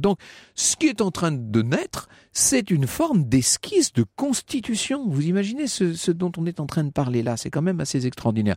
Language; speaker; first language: French; native; French